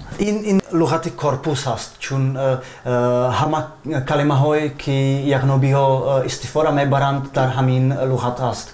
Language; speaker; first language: Persian; non-native, fluent; Czech